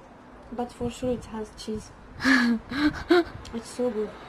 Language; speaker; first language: English; non-native, learner; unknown